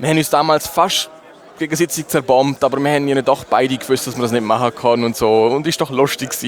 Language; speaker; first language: German; native; German